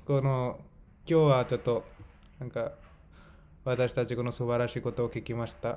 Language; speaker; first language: Japanese; non-native, fluent; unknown